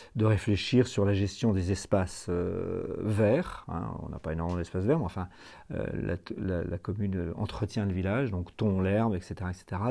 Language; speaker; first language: French; native; French